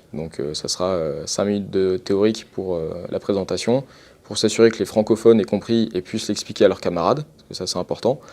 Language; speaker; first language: French; native; French